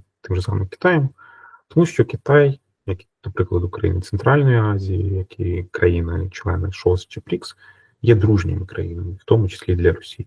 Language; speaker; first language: Ukrainian; native; Ukrainian